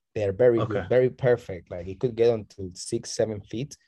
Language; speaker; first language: English; non-native, fluent; Spanish